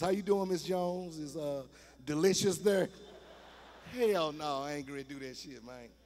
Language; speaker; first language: English; native; English